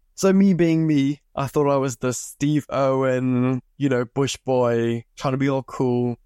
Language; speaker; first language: English; native; English